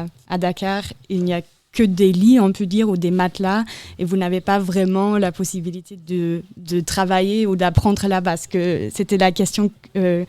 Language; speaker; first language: French; non-native, fluent; German